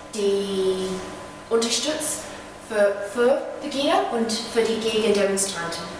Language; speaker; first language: German; non-native, learner; English